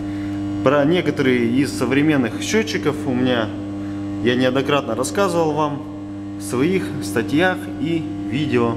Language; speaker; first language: Russian; native; Russian